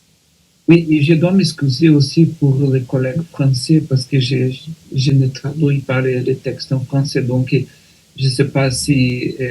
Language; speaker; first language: French; non-native, fluent; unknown